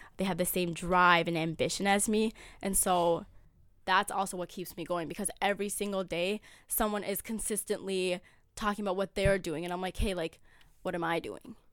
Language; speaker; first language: English; early bilingual, other home language; Amharic